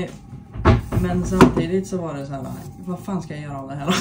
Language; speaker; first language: Swedish; native; Swedish